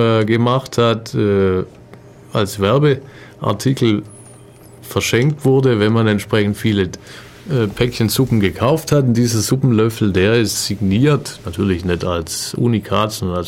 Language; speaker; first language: German; native; German